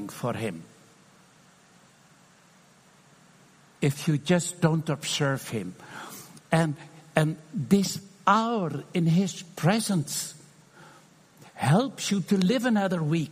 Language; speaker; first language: English; non-native, fluent; Dutch